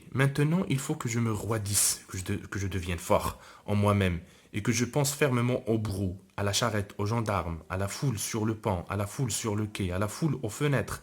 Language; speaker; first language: French; non-native, local second language; Arabic